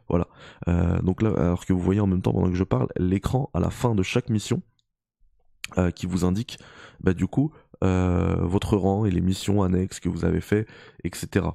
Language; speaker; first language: French; native; French